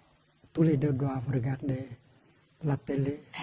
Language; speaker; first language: French; non-native, fluent; Vietnamese